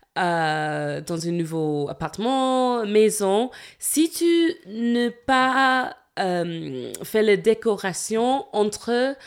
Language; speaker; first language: French; non-native, learner; English